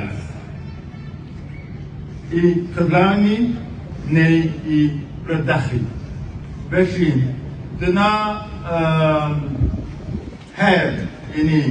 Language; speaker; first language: Welsh; non-native, fluent; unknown